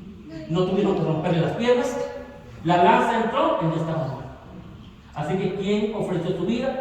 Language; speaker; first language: Spanish; native; Spanish